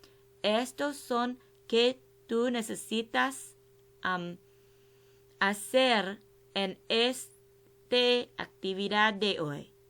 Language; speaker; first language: Spanish; non-native, learner; English